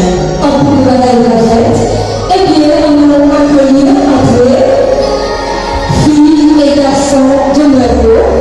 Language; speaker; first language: French; non-native, local second language; Haitian Creole